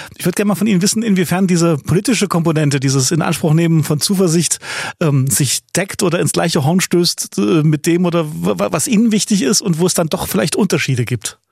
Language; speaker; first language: German; native; German